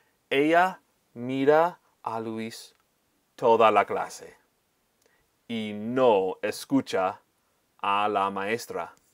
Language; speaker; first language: Spanish; non-native, fluent; English